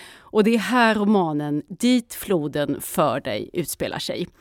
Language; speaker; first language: Swedish; native; Swedish